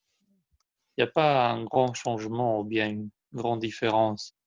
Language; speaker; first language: French; non-native, fluent; Albanian